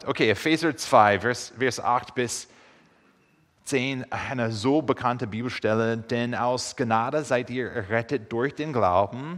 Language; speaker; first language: German; non-native, fluent; English